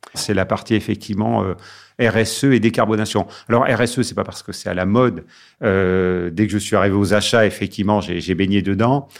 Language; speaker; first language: French; native; French